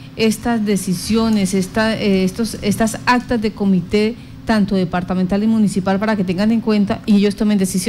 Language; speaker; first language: Spanish; native; Spanish